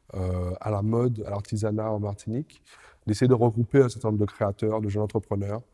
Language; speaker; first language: French; native; French